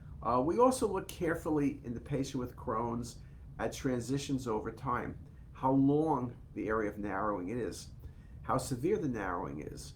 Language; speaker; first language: English; native; English